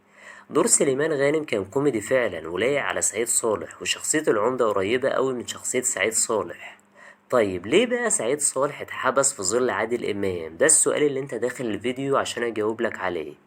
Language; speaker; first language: Arabic; native; Arabic